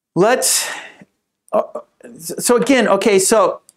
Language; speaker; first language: English; native; English